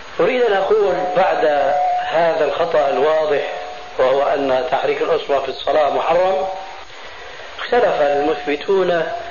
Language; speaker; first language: Arabic; early bilingual, other home language; Albanian